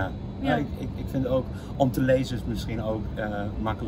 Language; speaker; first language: Dutch; non-native, fluent; English